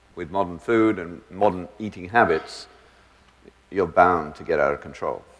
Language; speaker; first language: English; native; English